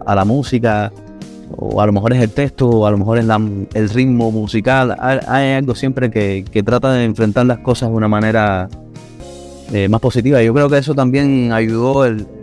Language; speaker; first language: Spanish; native; Spanish